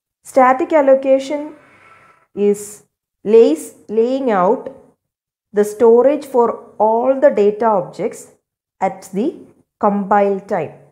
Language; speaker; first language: English; non-native, local second language; Malayalam